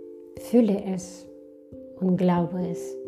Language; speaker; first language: German; non-native, fluent; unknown